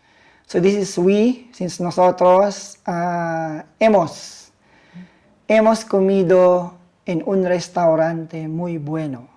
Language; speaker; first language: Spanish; non-native, learner; Filipino